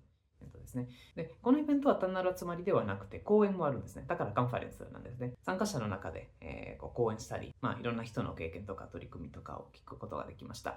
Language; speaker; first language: Japanese; non-native, fluent; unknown